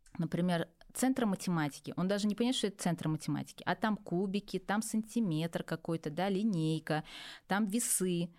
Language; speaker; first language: Russian; native; Russian